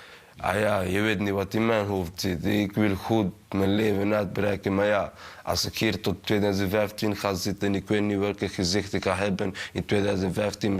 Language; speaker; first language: Dutch; early bilingual, other home language; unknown